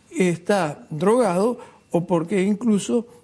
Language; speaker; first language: Spanish; native; Spanish